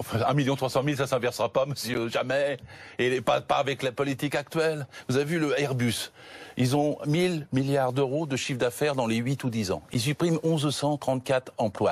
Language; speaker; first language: French; native; French